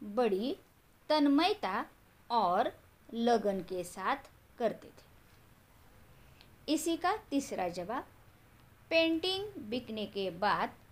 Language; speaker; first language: Hindi; non-native, local second language; Marathi